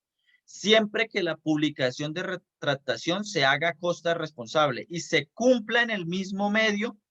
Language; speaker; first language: Spanish; native; Spanish